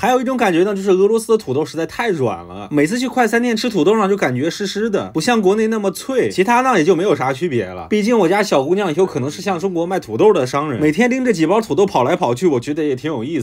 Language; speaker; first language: Chinese; native; Chinese